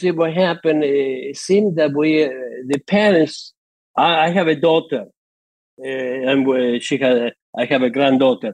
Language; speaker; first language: English; non-native, fluent; Spanish